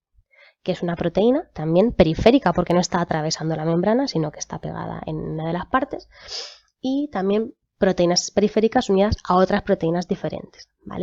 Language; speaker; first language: Spanish; native; Spanish